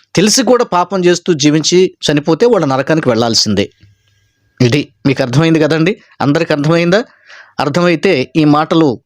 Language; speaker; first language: Telugu; native; Telugu